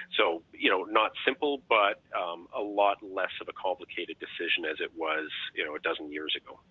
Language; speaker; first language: English; native; English